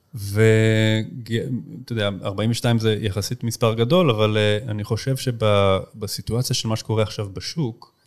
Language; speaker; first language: Hebrew; native; Hebrew